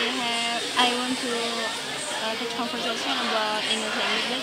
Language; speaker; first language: English; non-native, learner; Indonesian